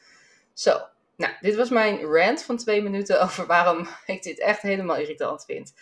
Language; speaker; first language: Dutch; native; Dutch